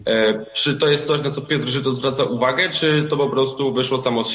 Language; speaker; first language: Polish; native; Polish